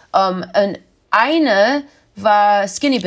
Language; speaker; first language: German; non-native, learner; English